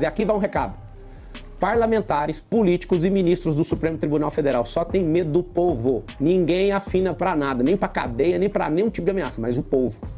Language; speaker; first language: Portuguese; native; Portuguese